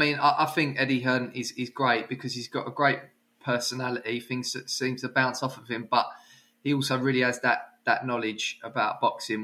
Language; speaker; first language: English; native; English